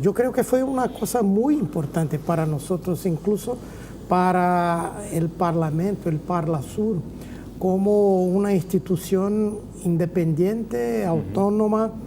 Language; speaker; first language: Spanish; non-native, fluent; Portuguese